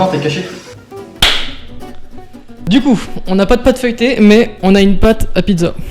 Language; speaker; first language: French; native; French